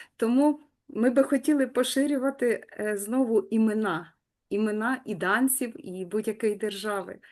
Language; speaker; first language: Ukrainian; native; Ukrainian